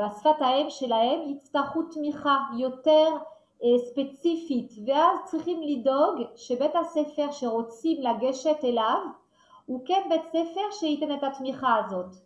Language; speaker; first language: Hebrew; non-native, fluent; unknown